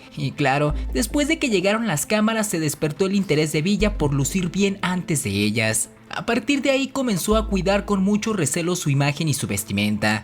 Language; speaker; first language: Spanish; native; Spanish